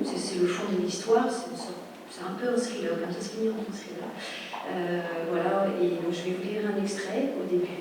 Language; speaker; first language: French; native; French